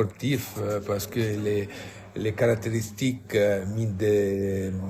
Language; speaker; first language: French; non-native, fluent; Italian